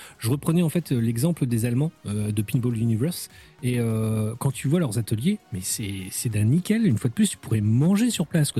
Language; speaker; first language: French; native; French